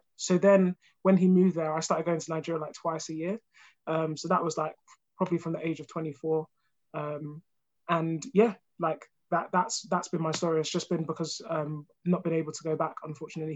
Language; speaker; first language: English; early bilingual, other home language; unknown